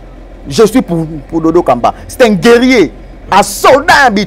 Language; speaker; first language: French; non-native, local second language; Lingala